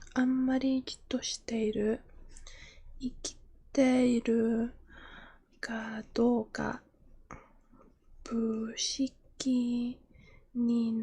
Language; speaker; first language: Japanese; non-native, learner; English